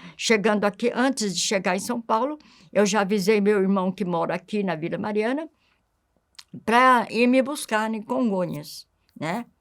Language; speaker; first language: Portuguese; native; Portuguese